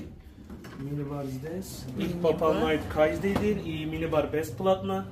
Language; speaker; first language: Russian; non-native, learner; Turkish